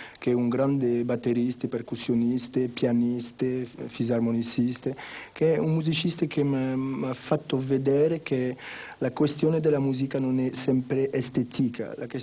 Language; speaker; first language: Italian; non-native, learner; French